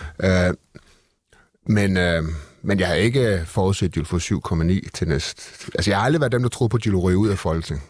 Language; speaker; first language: Danish; native; Danish